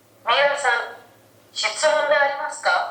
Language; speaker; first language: Japanese; non-native, learner; Bangla